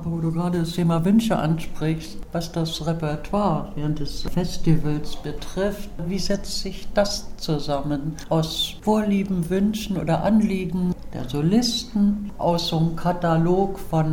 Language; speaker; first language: German; native; German